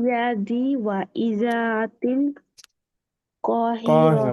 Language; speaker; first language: Arabic; non-native, learner; Bangla